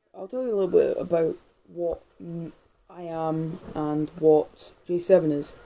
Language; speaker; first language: English; native; English